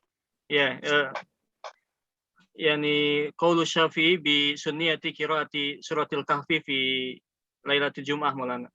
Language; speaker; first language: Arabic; non-native, fluent; Indonesian